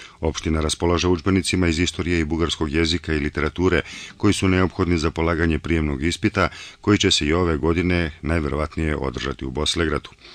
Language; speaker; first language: Bosnian; non-native, local second language; Bulgarian